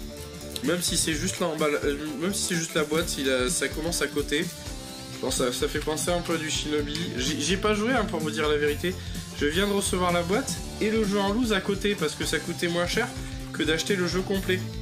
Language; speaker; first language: French; native; French